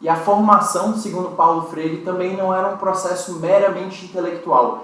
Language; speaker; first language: Portuguese; native; Portuguese